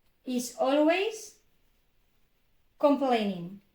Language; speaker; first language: English; non-native, fluent; Spanish